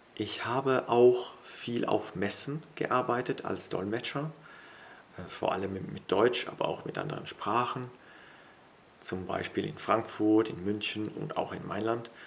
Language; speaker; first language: German; non-native, fluent; Italian